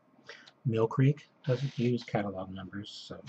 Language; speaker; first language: English; native; English